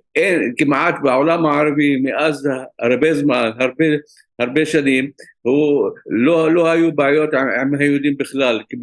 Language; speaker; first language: Hebrew; non-native, local second language; Arabic